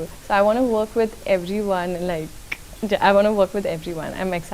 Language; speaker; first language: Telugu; non-native, local second language; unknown